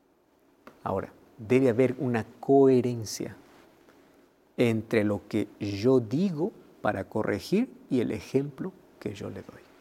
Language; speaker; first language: Spanish; native; Spanish